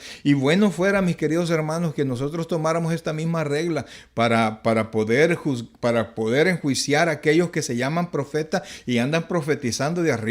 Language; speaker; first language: Spanish; native; Spanish